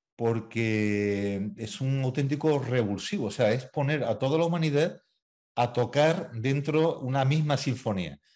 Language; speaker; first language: Spanish; native; Spanish